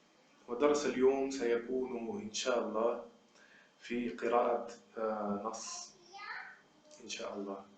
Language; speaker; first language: Arabic; non-native, fluent; French